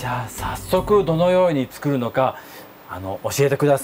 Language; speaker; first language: Japanese; native; Japanese